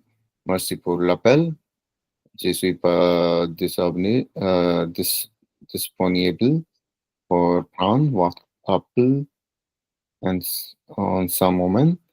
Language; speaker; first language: French; non-native, learner; Punjabi